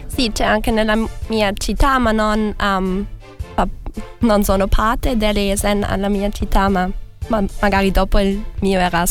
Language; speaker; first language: Italian; non-native, learner; German